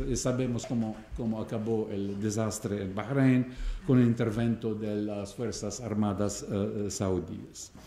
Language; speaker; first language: Spanish; non-native, fluent; Arabic